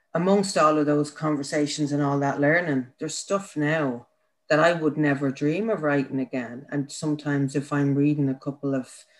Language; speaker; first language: English; native; English